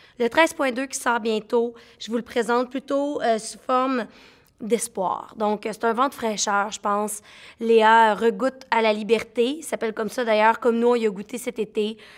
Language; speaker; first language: French; native; French